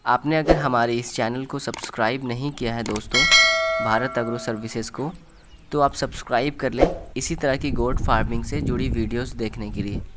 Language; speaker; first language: Hindi; native; Hindi